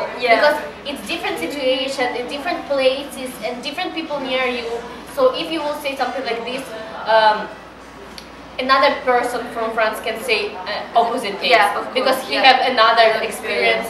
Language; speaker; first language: English; non-native, learner; Russian